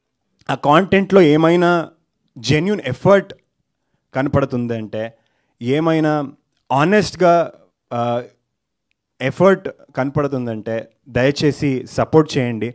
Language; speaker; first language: Telugu; non-native, learner; Kannada